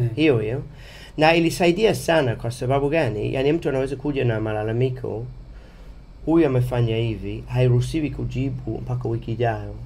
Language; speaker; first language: Swahili; non-native, fluent; English